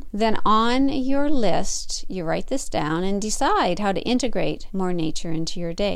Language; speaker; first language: English; native; English